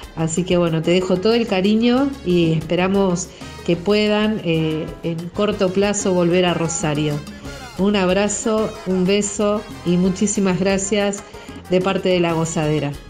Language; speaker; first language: Spanish; native; Spanish